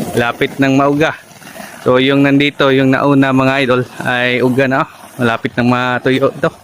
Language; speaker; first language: Filipino; non-native, local second language; Cebuano